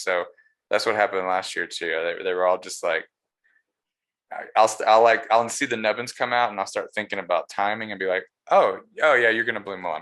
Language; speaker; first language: English; native; English